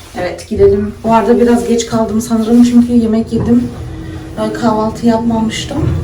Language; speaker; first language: Turkish; early bilingual, heritage; Turkish